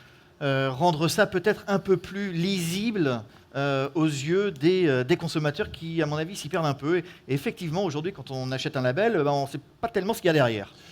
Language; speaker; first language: French; native; French